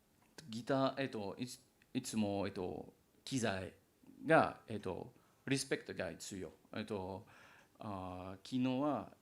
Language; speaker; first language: Japanese; non-native, learner; English